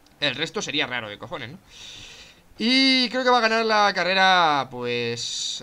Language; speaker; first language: Spanish; native; Spanish